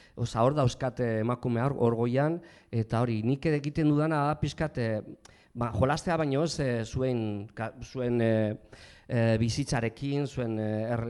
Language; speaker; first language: Basque; non-native, local second language; Spanish